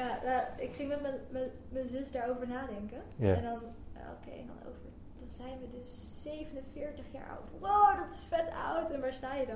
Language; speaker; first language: Dutch; native; Dutch